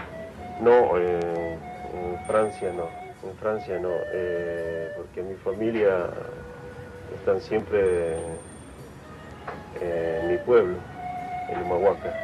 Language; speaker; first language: Spanish; non-native, local second language; Quechua